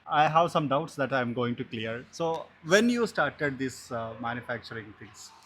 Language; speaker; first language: English; non-native, local second language; Malayalam